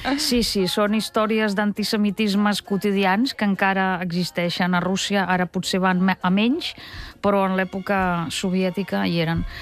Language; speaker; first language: Catalan; non-native, fluent; Russian